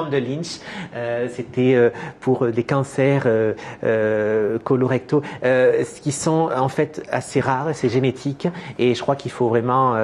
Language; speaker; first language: French; native; French